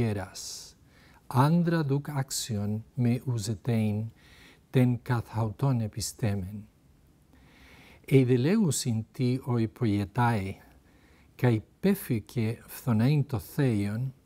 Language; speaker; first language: Greek; non-native, fluent; Spanish